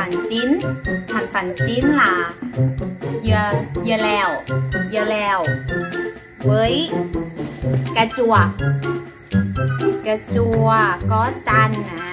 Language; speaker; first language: Vietnamese; non-native, learner; Thai